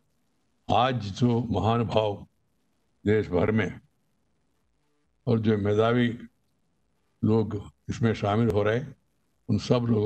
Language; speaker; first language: Hindi; non-native, local second language; Telugu